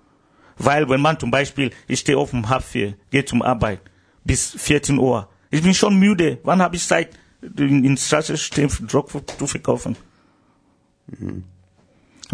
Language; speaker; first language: German; non-native, learner; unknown